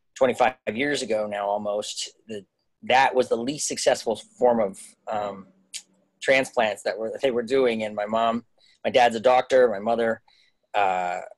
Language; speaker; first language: English; native; English